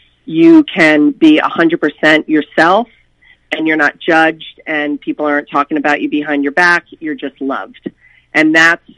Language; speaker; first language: English; native; English